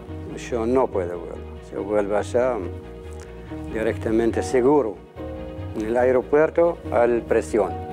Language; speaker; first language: Spanish; non-native, learner; Arabic